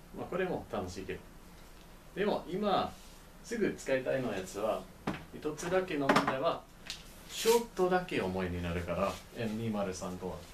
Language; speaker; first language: Japanese; non-native, learner; English